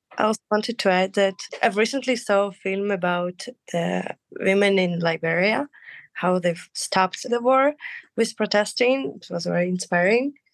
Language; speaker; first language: English; non-native, fluent; Russian